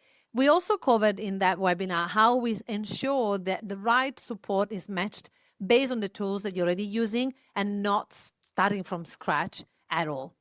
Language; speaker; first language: English; non-native, fluent; Italian